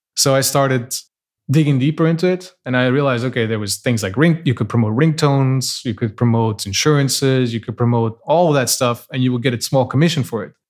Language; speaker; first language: English; non-native, fluent; Portuguese